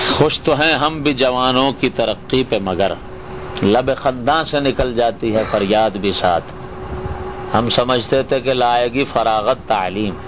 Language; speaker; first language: Urdu; non-native, local second language; Punjabi